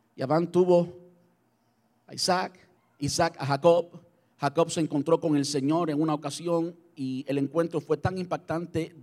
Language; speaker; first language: Spanish; native; Spanish